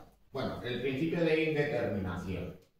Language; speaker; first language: Spanish; native; Spanish